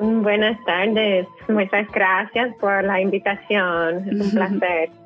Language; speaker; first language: Spanish; non-native, fluent; English